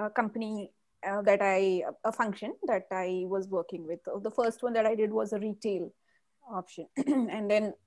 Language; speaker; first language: English; non-native, local second language; Malayalam